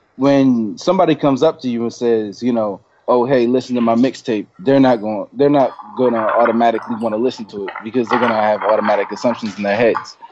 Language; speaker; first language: English; native; English